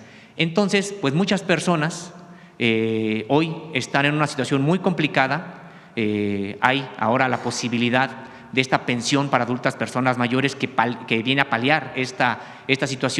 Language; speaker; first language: Spanish; native; Spanish